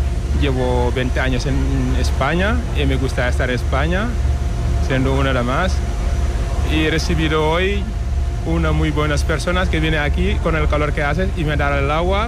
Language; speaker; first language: Spanish; non-native, fluent; Wolof